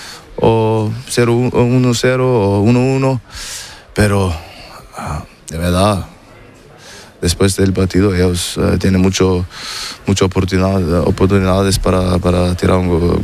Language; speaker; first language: Spanish; non-native, learner; German